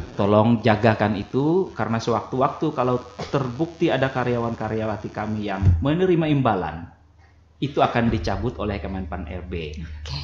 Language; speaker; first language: Indonesian; non-native, local second language; Banjar